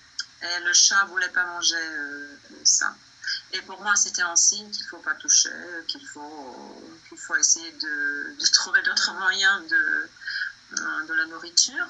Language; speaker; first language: French; non-native, fluent; Bosnian